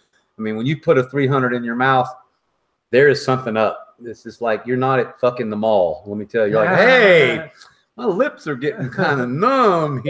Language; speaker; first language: English; native; English